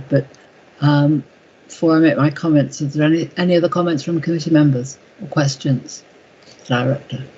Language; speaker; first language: English; native; English